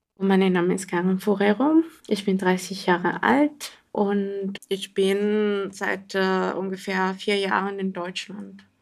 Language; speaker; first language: German; non-native, fluent; Spanish